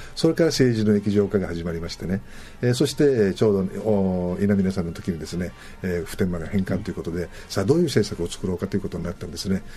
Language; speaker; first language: Japanese; native; Japanese